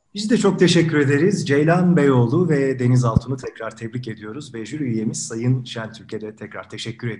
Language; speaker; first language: Turkish; native; Turkish